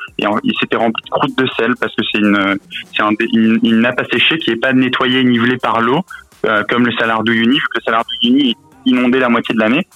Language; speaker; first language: French; native; French